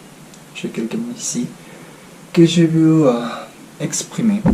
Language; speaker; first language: French; non-native, fluent; Spanish